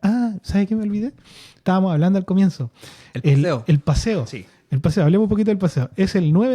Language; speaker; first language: Spanish; native; Spanish